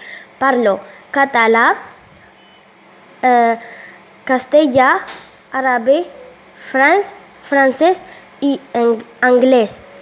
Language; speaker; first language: Catalan; non-native, learner; Arabic